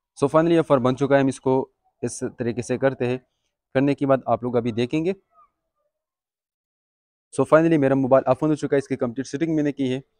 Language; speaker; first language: Urdu; non-native, local second language; Pashto